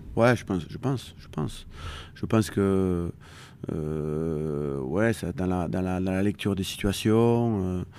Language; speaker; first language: French; native; French